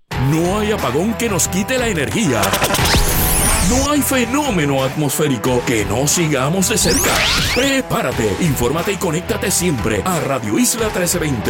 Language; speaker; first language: Spanish; native; Spanish